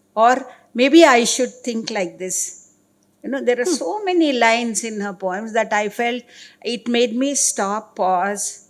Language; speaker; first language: English; non-native, local second language; Kannada